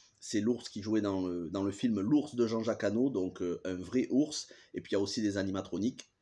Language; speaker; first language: French; native; French